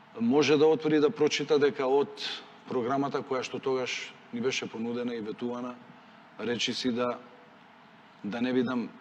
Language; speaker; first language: Macedonian; non-native, local second language; Albanian